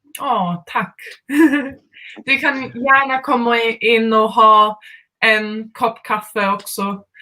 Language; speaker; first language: Swedish; non-native, fluent; Finnish